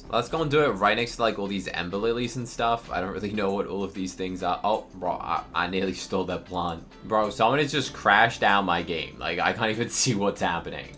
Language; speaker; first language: English; native; English